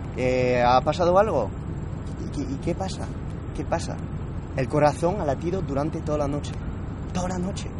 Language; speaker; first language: Spanish; non-native, fluent; French